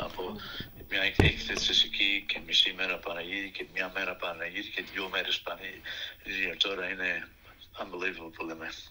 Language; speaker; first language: Greek; early bilingual, other home language; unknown